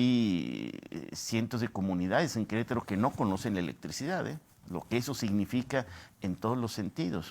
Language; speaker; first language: Spanish; native; Spanish